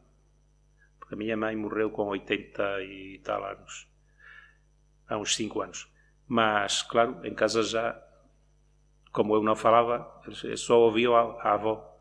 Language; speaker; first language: Portuguese; non-native, local second language; Spanish